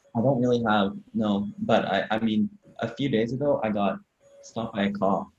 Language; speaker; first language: English; native; English